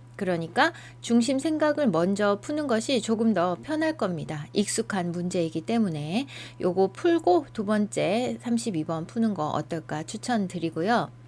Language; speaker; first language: Korean; native; Korean